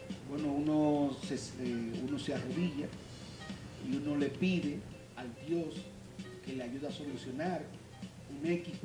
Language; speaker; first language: Spanish; native; Spanish